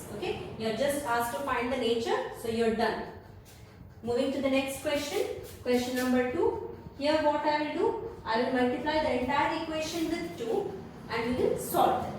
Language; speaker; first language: English; non-native, local second language; Hindi